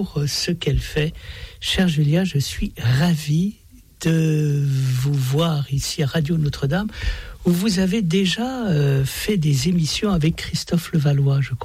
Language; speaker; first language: French; native; French